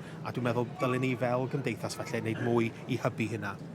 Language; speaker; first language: Welsh; native; Welsh